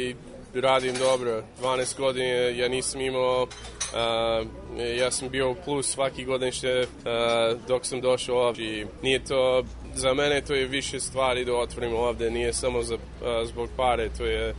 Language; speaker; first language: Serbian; early bilingual, heritage; English